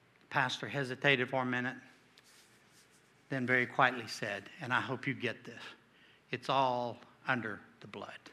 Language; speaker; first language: English; native; English